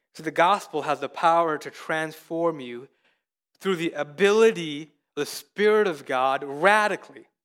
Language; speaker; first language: English; early bilingual, other home language; Hindi